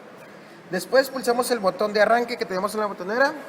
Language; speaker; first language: Spanish; native; Spanish